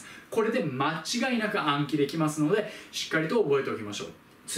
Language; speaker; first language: Japanese; native; Japanese